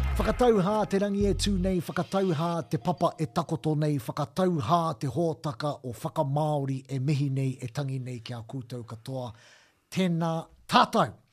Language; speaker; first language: Māori; non-native, local second language; English